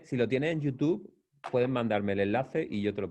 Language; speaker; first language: Spanish; native; Spanish